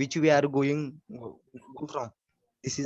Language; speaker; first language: English; non-native, learner; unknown